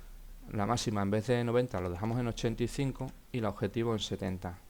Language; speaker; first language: Spanish; native; Spanish